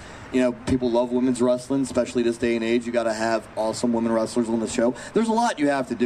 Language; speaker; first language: English; native; English